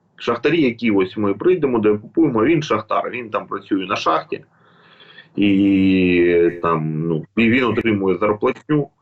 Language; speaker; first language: Ukrainian; native; Ukrainian